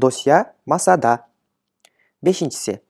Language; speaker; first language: Turkish; non-native, fluent; Kyrgyz